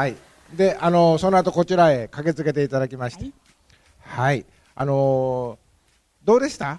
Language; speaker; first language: Japanese; native; Japanese